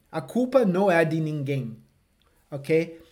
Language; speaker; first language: Portuguese; non-native, fluent; English